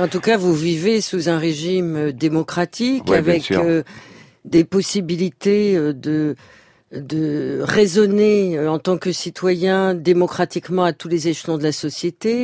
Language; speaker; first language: French; native; French